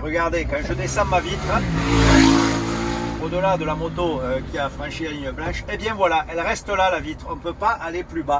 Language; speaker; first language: French; native; French